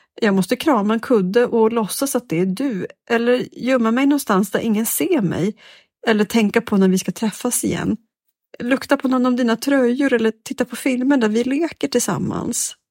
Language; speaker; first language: Swedish; native; Swedish